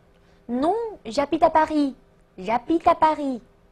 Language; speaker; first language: French; non-native, fluent; Chinese